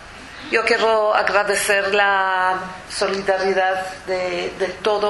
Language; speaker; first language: Spanish; non-native, fluent; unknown